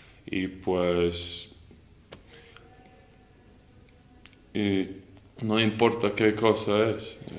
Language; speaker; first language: Spanish; non-native, learner; Latvian